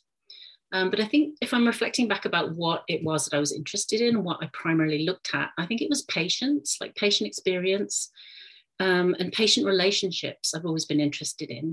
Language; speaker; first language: English; native; English